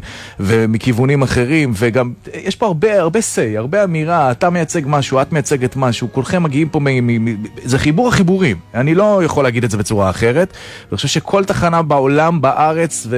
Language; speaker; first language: Hebrew; native; Hebrew